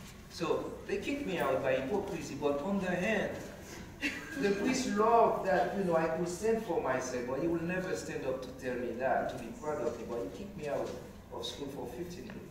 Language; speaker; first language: English; non-native, fluent; Haitian Creole